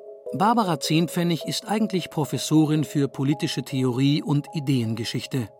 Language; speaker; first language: German; native; German